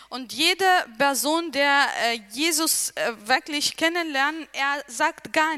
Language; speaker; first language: German; non-native, learner; Arabic